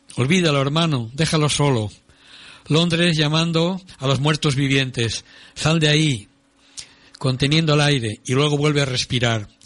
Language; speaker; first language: Spanish; non-native, local second language; Catalan